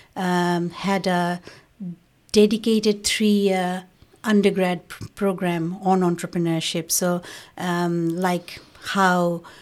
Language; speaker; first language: English; non-native, local second language; Bangla